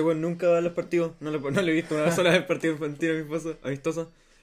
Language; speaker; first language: Spanish; native; Spanish